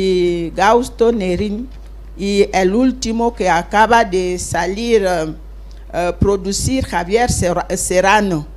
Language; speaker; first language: Spanish; non-native, fluent; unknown